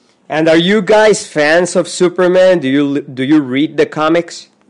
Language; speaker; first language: English; non-native, fluent; Spanish